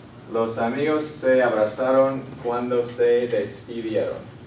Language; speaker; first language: Spanish; non-native, fluent; English